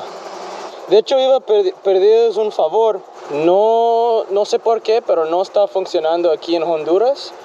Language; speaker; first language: Spanish; non-native, fluent; English